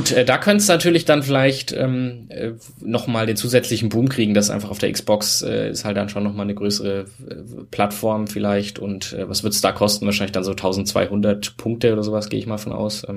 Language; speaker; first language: German; native; German